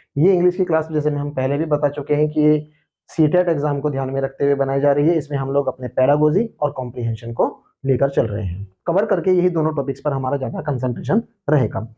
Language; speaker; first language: Hindi; native; Hindi